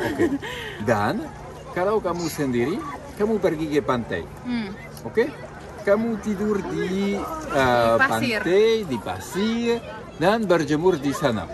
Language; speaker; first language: Indonesian; non-native, fluent; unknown